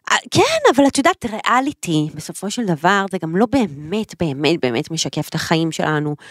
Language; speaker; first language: Hebrew; native; Hebrew